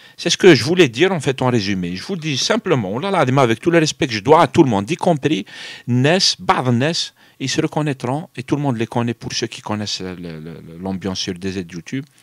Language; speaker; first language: French; non-native, local second language; Arabic